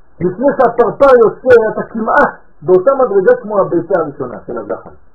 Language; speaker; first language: Hebrew; non-native, fluent; French